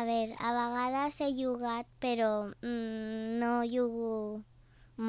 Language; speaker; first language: Catalan; non-native, local second language; Spanish